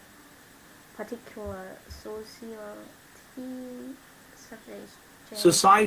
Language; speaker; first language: English; non-native, learner; Vietnamese